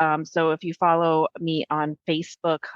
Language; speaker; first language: English; native; English